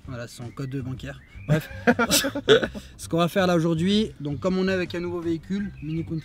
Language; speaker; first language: French; native; French